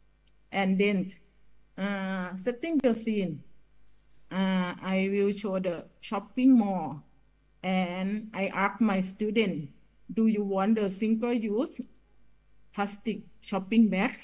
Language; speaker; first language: English; non-native, learner; Thai